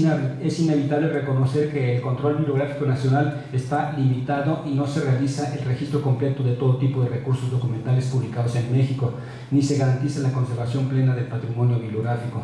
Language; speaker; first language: Spanish; native; Spanish